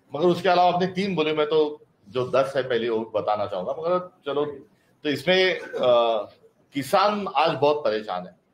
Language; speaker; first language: Hindi; non-native, local second language; Marathi